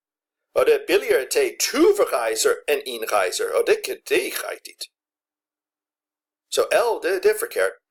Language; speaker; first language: Danish; non-native, fluent; English